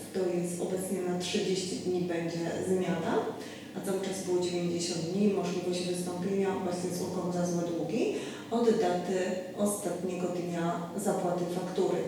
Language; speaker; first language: Polish; native; Polish